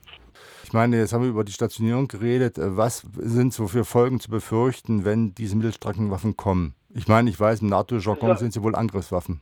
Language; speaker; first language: German; native; German